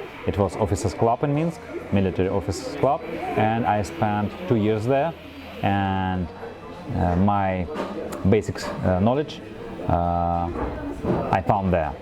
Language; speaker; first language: English; non-native, fluent; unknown